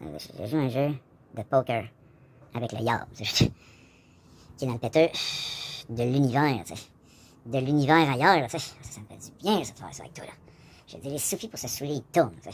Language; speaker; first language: French; native; French